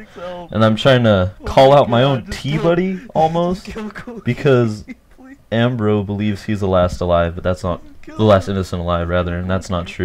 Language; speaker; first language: English; native; English